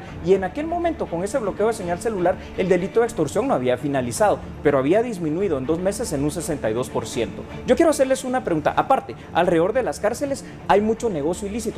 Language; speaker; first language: Spanish; native; Spanish